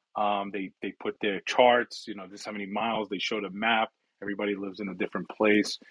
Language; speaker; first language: English; early bilingual, other home language; Italian